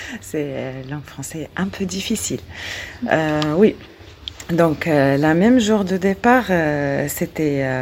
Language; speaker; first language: French; non-native, learner; Arabic